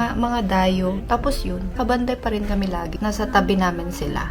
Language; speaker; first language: Filipino; native; Filipino